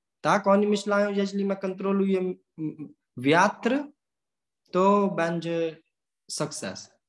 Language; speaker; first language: Polish; non-native, learner; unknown